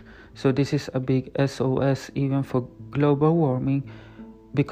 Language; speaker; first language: English; non-native, learner; Swedish